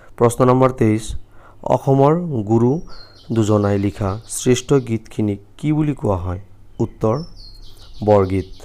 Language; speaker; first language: Assamese; native; Assamese